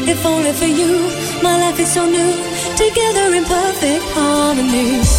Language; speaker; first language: English; native; English